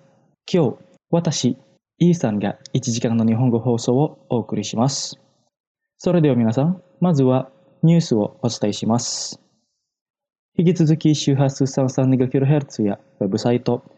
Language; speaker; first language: Japanese; non-native, fluent; Indonesian